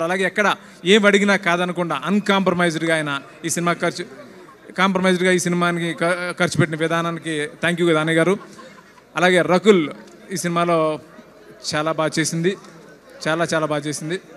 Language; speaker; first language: Telugu; native; Telugu